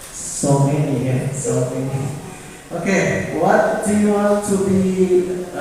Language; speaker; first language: English; non-native, learner; Indonesian